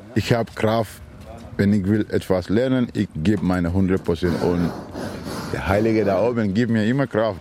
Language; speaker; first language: German; non-native, learner; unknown